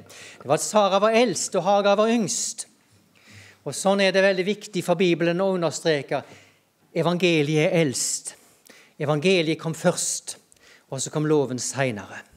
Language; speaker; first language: Norwegian; native; Norwegian